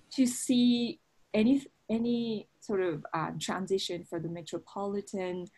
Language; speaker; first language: English; non-native, fluent; Japanese